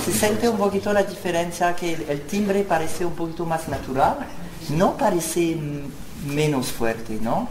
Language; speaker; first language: Spanish; non-native, learner; French